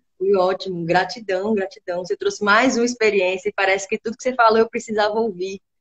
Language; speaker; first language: Portuguese; native; Portuguese